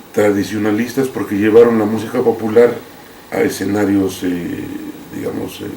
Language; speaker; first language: Spanish; native; Spanish